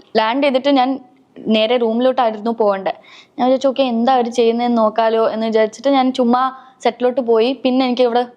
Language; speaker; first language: Malayalam; early bilingual, heritage; Malayalam